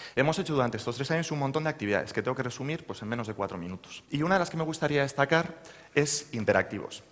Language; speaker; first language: Spanish; native; Spanish